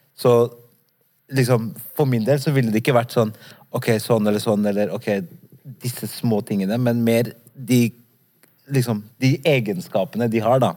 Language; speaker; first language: Norwegian; early bilingual, other home language; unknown